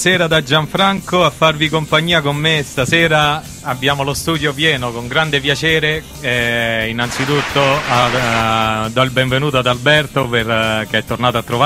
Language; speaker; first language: Italian; native; Italian